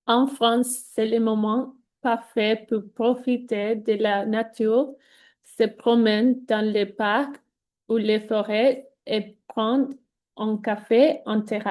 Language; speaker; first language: French; non-native, learner; Spanish